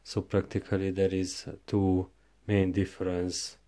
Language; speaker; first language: English; non-native, learner; Hungarian